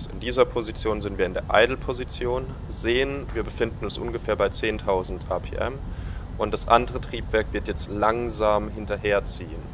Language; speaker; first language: German; native; German